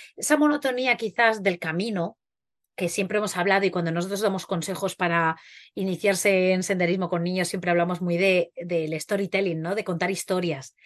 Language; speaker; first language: Spanish; native; Spanish